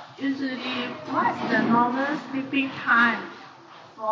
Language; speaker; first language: English; non-native, learner; Thai